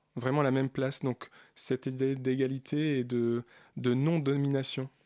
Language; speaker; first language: French; early bilingual, other home language; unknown